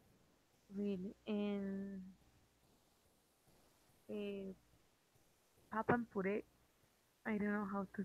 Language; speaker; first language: English; non-native, learner; Spanish